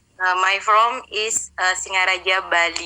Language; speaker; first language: English; non-native, learner; Indonesian